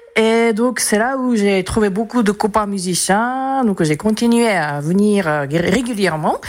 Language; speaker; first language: French; non-native, fluent; Japanese